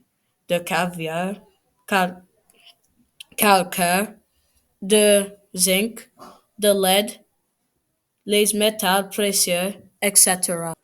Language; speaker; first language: French; non-native, learner; English